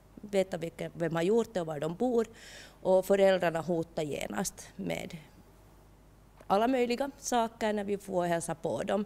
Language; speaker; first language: Swedish; non-native, local second language; Finnish